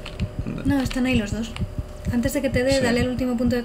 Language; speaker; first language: Spanish; native; Spanish